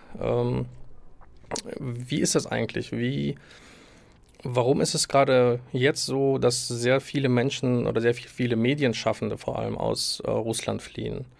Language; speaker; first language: German; native; German